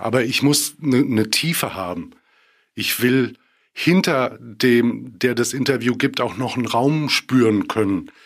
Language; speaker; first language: German; native; German